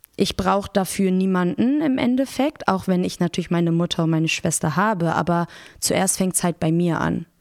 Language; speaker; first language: German; early bilingual, other home language; Persian